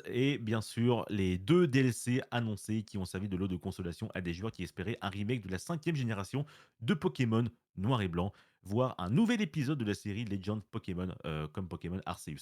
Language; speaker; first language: French; native; French